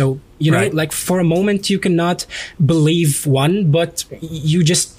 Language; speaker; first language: English; non-native, fluent; Arabic